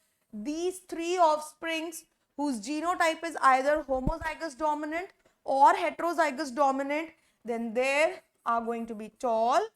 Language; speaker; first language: English; non-native, local second language; Hindi